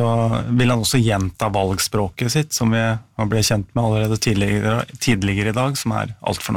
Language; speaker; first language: Norwegian; native; Norwegian